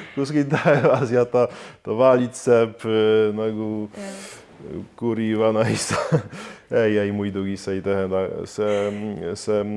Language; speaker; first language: Estonian; non-native, fluent; Polish